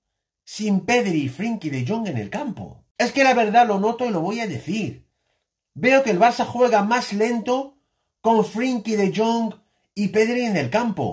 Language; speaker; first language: Spanish; native; Spanish